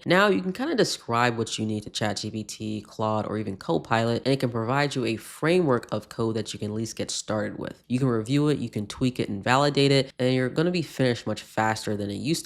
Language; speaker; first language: English; native; English